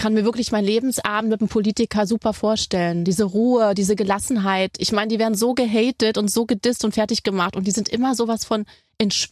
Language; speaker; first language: German; native; German